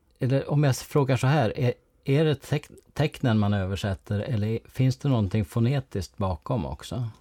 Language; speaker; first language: Swedish; native; Swedish